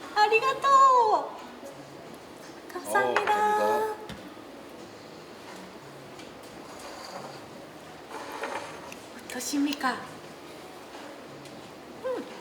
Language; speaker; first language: Korean; non-native, learner; Japanese